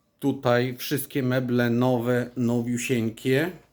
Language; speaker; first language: Polish; native; Polish